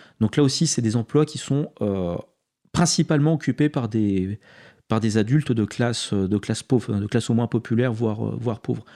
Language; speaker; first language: French; native; French